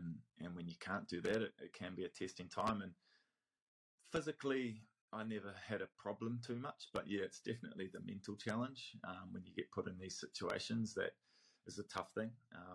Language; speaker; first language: English; native; English